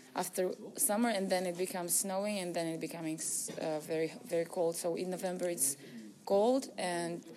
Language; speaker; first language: English; non-native, learner; Russian